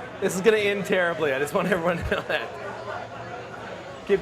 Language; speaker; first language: English; native; English